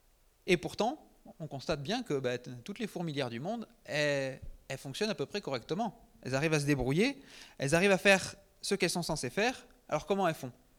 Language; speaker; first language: French; native; French